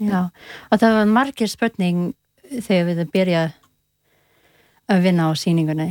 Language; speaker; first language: Icelandic; non-native, learner; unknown